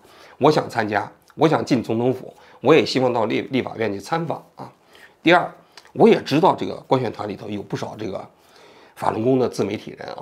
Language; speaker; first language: Chinese; native; Chinese